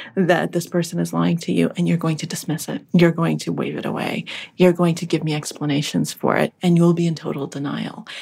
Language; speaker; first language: English; early bilingual, other home language; Russian